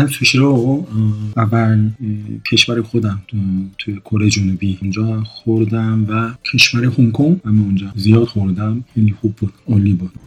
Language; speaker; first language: Persian; non-native, learner; Korean